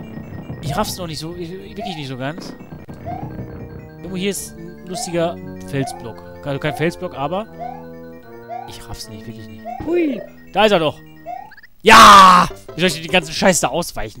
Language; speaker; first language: German; native; German